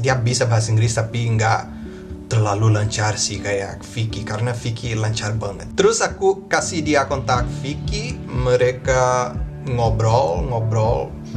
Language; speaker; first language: Indonesian; non-native, fluent; Portuguese